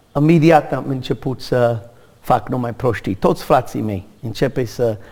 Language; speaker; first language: Romanian; non-native, fluent; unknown